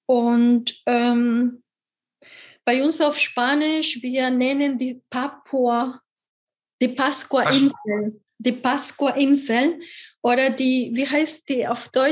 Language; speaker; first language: German; non-native, fluent; Spanish